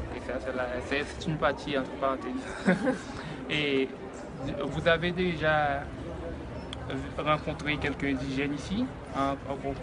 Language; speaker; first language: French; non-native, local second language; Haitian Creole